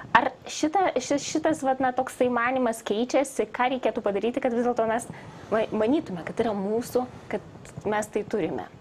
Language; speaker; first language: Lithuanian; native; Lithuanian